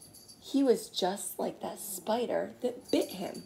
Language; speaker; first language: English; native; English